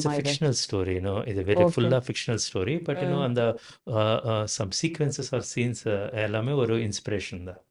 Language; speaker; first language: Tamil; non-native, learner; Telugu